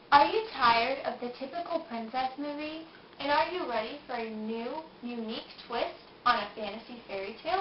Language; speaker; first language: English; native; English